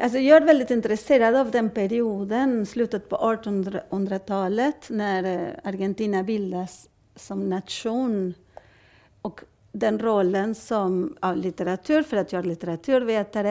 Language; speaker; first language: Swedish; non-native, fluent; Spanish